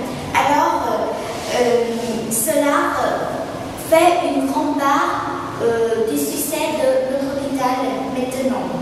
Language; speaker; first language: French; non-native, fluent; Vietnamese